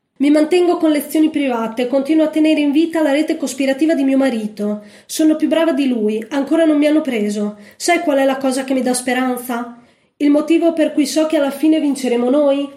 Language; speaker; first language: Italian; native; Italian